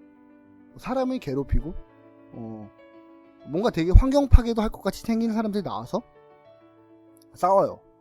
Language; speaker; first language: Korean; native; Korean